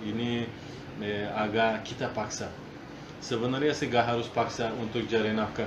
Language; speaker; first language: Indonesian; non-native, fluent; Turkish